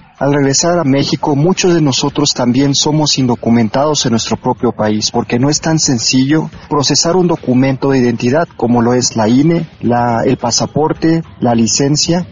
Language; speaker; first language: Spanish; early bilingual, heritage; Spanish